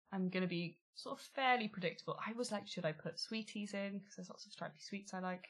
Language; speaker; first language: English; native; English